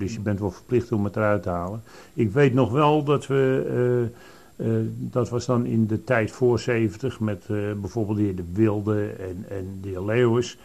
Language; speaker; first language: Dutch; native; Dutch